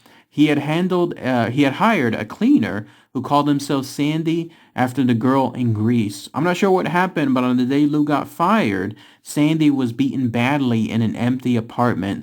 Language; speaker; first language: English; native; English